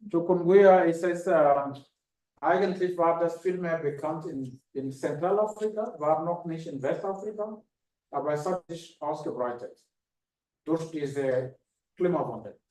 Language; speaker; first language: German; non-native, fluent; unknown